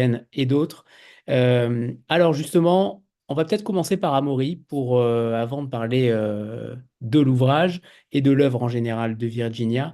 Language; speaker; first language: French; native; French